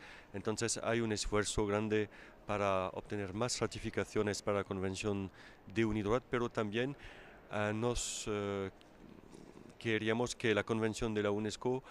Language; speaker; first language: Spanish; non-native, fluent; French